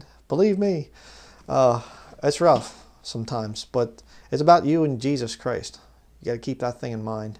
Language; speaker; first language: English; native; English